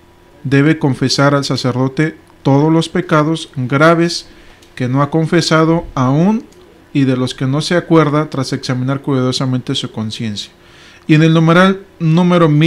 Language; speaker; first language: Spanish; native; Spanish